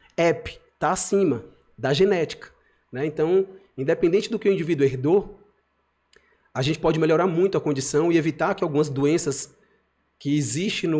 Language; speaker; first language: Portuguese; native; Portuguese